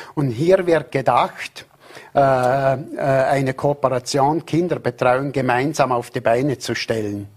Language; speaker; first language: German; native; German